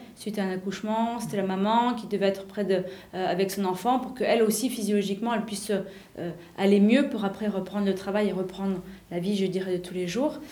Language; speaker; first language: French; native; French